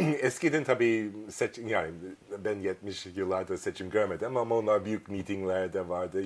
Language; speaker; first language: Turkish; non-native, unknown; English